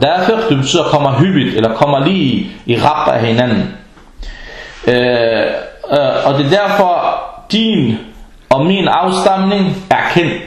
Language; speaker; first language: Danish; early bilingual, other home language; Arabic